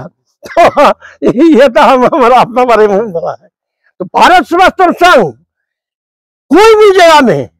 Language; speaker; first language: Hindi; non-native, local second language; Bangla